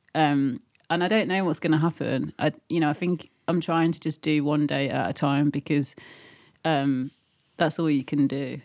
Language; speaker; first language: English; native; English